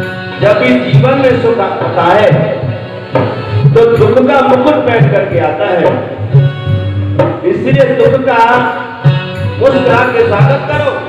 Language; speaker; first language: Hindi; native; Hindi